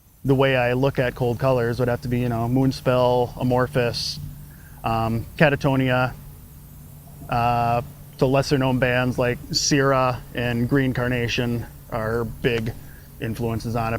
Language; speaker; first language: English; native; English